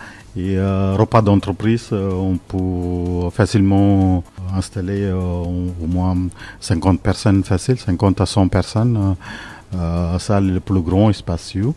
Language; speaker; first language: French; non-native, learner; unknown